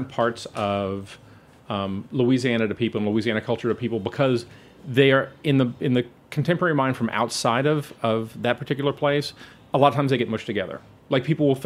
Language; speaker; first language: English; native; English